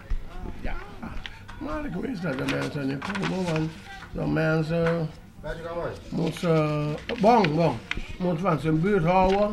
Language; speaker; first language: Dutch; non-native, local second language; Papiamento